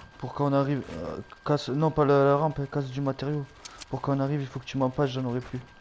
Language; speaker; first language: French; native; French